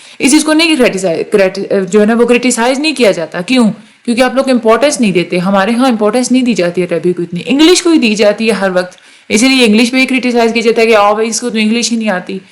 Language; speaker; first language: Urdu; native; Urdu